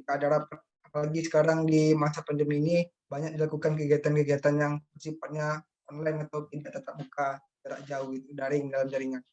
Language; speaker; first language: Indonesian; native; Indonesian